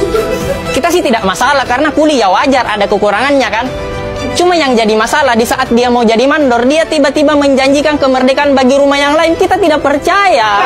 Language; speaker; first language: Indonesian; native; Indonesian